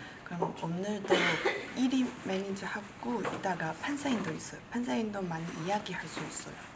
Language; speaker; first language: Korean; non-native, learner; Chinese